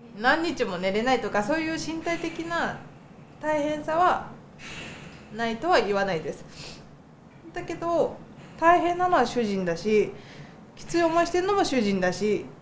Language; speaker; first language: Japanese; native; Japanese